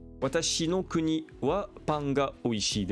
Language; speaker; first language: Japanese; non-native, learner; French